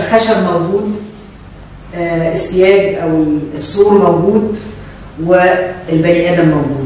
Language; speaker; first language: Arabic; native; Arabic